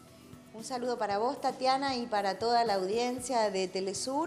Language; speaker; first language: Spanish; native; Spanish